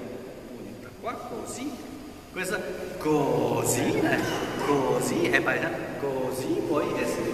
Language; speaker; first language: Italian; non-native, learner; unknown